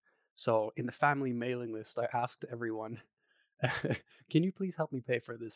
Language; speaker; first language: English; non-native, fluent; Dutch